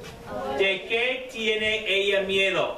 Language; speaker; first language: Spanish; non-native, fluent; English